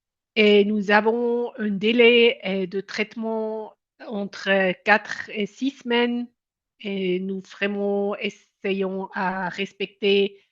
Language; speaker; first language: French; non-native, local second language; German